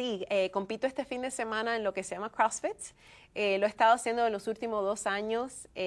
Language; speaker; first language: Spanish; early bilingual, heritage; Spanish